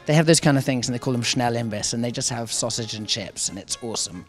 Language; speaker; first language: English; native; English